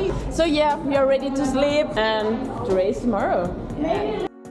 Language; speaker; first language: English; non-native, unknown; Italian